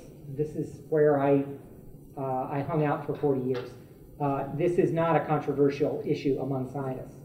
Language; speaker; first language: English; native; English